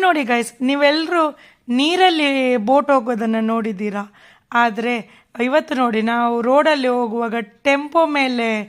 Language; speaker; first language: Kannada; non-native, local second language; Konkani